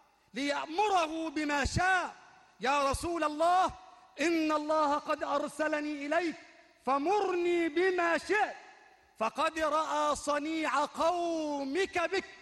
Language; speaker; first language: Arabic; native; Arabic